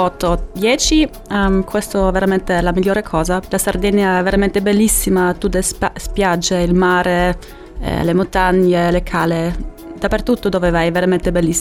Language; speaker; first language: Italian; non-native, fluent; German